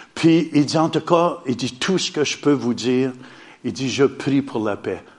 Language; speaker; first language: French; native; French